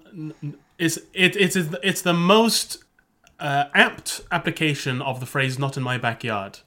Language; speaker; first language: English; native; English